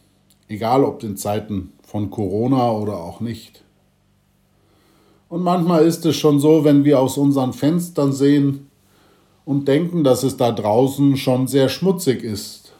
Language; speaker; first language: German; native; German